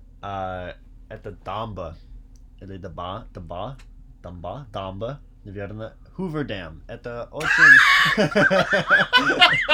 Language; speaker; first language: Russian; non-native, learner; English